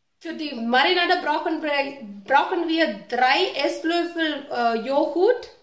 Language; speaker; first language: German; non-native, learner; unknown